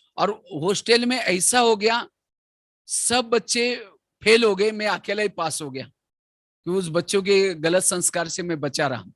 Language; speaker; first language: Hindi; non-native, local second language; Marathi